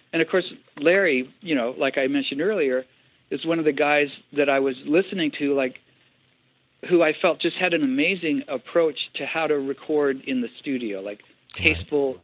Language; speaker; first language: English; native; English